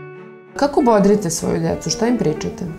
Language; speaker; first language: Serbian; native; Serbian